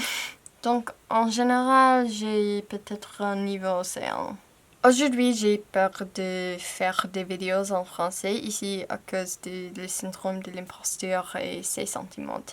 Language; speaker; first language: French; non-native, fluent; English